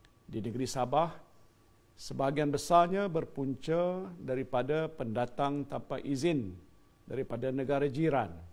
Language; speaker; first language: Malay; native; Malay